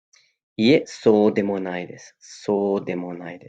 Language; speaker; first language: Japanese; non-native, fluent; English